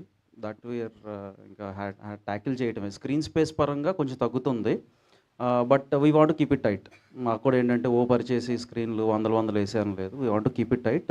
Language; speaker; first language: Telugu; native; Telugu